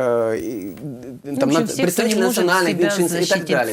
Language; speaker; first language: Russian; native; Russian